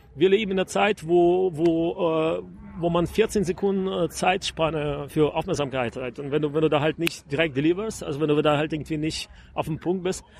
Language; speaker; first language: German; non-native, fluent; Russian